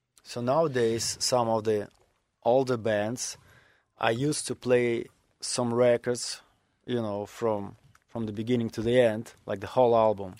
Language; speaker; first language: English; non-native, fluent; Russian